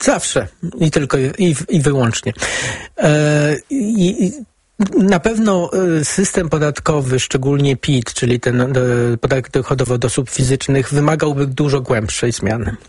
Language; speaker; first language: Polish; native; Polish